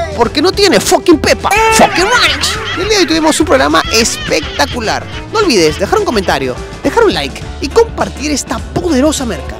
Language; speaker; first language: Spanish; native; Spanish